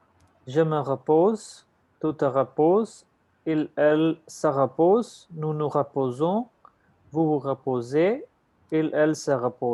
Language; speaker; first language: French; non-native, learner; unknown